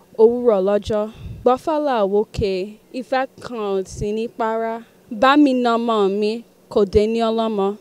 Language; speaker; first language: Yoruba; early bilingual, heritage; Yoruba